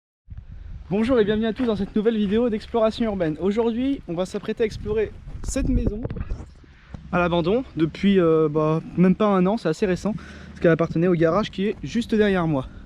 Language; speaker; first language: French; native; French